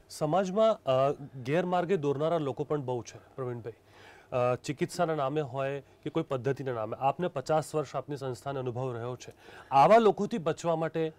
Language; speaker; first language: Gujarati; native; Gujarati